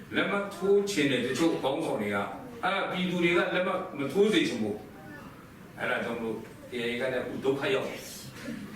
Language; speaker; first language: Burmese; non-native, local second language; Kachin